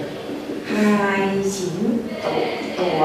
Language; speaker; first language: Vietnamese; non-native, learner; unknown